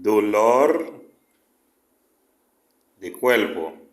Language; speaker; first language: Spanish; non-native, fluent; Haitian Creole